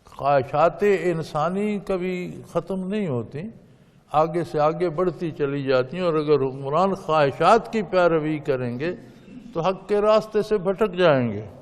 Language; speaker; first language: Urdu; non-native, local second language; Punjabi